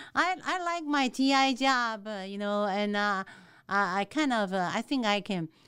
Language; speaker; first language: English; non-native, fluent; Chinese